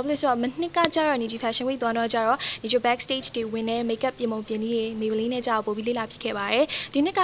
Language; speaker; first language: Burmese; native; Burmese